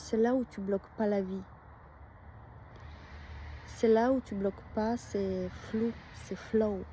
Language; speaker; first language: French; non-native, fluent; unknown